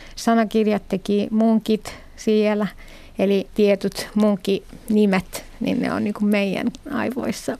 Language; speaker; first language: Finnish; non-native, fluent; Arabic